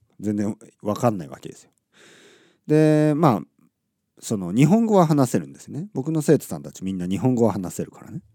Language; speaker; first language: Japanese; native; Japanese